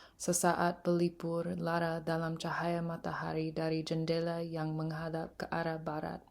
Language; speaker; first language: Indonesian; early bilingual, heritage; English